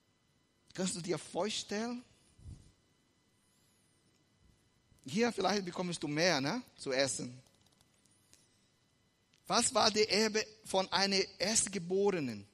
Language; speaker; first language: German; non-native, fluent; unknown